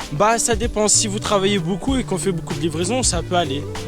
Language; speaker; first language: French; native; French